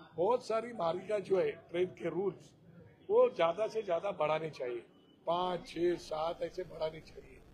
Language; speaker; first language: Hindi; non-native, local second language; Marathi